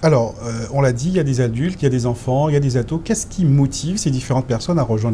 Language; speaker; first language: French; native; French